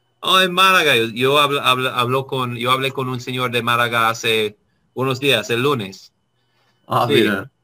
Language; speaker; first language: Spanish; non-native, learner; English